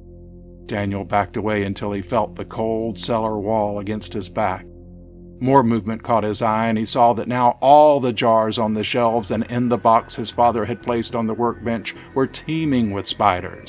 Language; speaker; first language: English; native; English